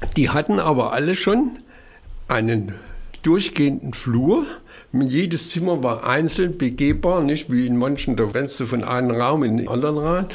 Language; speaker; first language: German; native; German